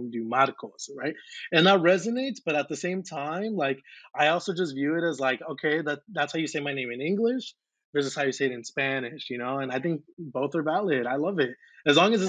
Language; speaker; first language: English; native; English